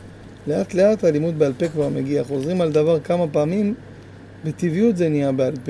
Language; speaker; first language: Hebrew; native; Hebrew